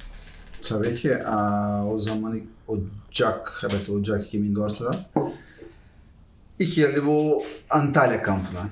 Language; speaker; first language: Turkish; non-native, learner; Portuguese